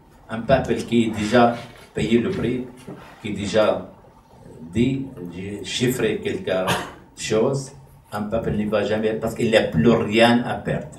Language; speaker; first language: French; non-native, fluent; Arabic